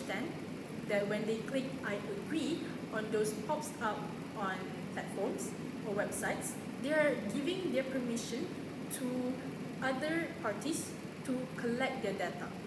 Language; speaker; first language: English; non-native, local second language; Malay